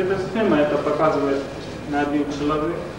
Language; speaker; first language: Russian; non-native, learner; Arabic